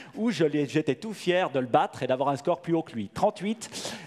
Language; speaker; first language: French; native; French